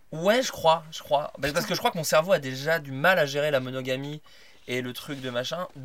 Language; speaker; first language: French; native; French